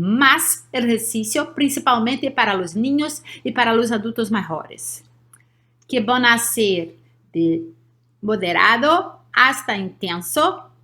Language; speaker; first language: Spanish; non-native, learner; Portuguese